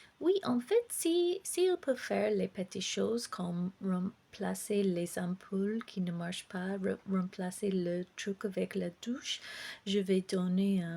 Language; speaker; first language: French; non-native, fluent; English